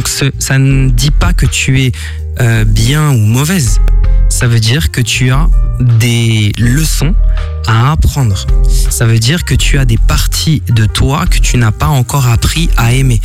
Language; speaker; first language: French; native; French